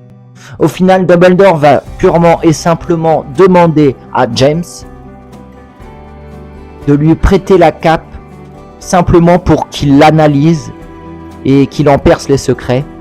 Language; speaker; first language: French; native; French